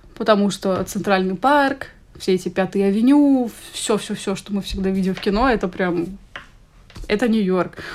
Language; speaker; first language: Russian; native; Russian